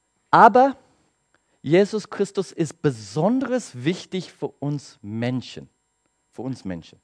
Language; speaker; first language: German; non-native, learner; English